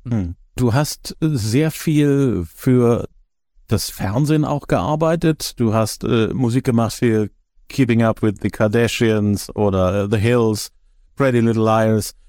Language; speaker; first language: German; native; German